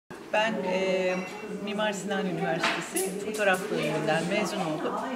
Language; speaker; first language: Turkish; native; Turkish